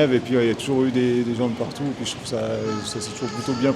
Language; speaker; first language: French; native; French